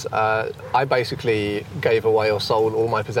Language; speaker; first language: English; native; English